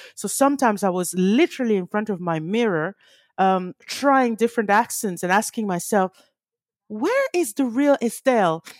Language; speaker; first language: English; early bilingual, other home language; French